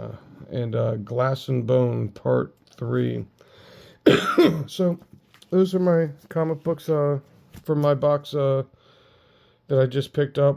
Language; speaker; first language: English; native; English